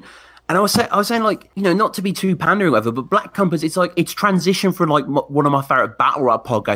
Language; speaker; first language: English; native; English